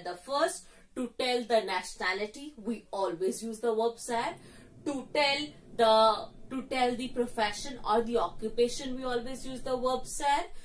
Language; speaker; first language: English; non-native, local second language; Hindi